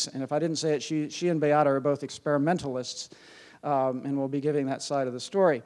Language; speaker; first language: English; native; English